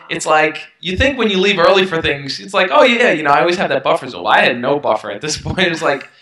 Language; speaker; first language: English; native; English